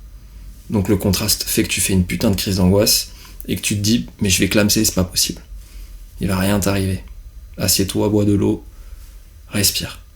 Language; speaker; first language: French; native; French